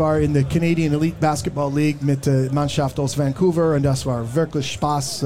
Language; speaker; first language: German; non-native, learner; English